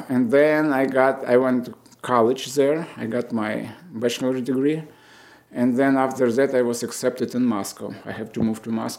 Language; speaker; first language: English; non-native, fluent; Romanian